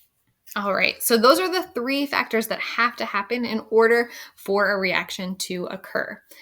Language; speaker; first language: English; native; English